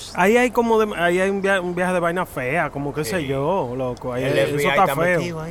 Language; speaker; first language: Spanish; early bilingual, heritage; Spanish